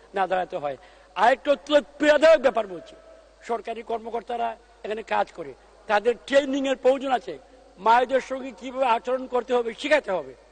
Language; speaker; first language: Bangla; native; Bangla